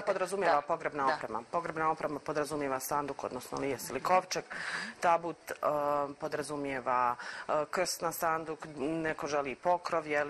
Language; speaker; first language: Croatian; native; Croatian